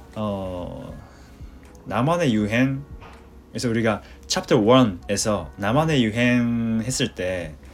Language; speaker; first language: Korean; non-native, fluent; Japanese